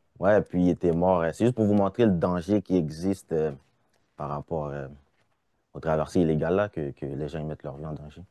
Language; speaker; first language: French; non-native, local second language; Haitian Creole